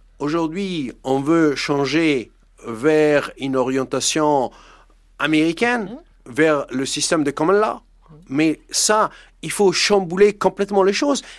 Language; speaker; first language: French; non-native, fluent; Persian